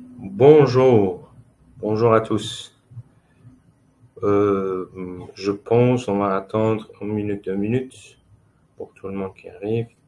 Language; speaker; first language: French; non-native, fluent; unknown